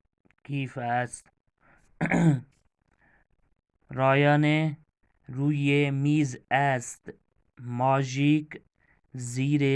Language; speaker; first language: Persian; non-native, fluent; Urdu